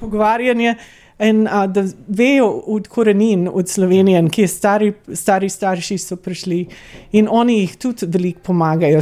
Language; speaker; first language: Slovenian; early bilingual, heritage; Slovenian